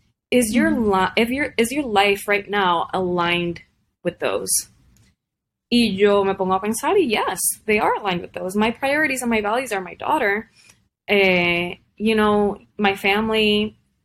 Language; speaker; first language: English; non-native, local second language; Spanish